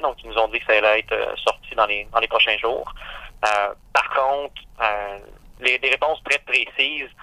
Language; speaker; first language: French; native; French